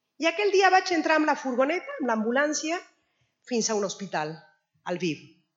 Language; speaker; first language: Catalan; non-native, fluent; Spanish